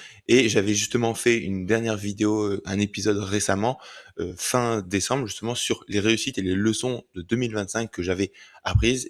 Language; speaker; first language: French; native; French